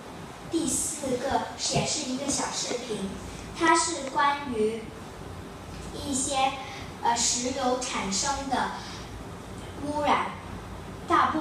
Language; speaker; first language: Chinese; non-native, local second language; Cantonese